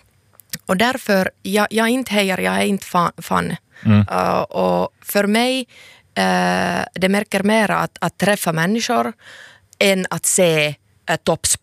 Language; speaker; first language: Swedish; non-native, local second language; Finnish